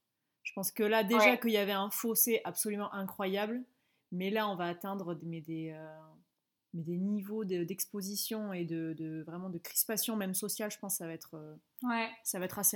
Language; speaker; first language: French; native; French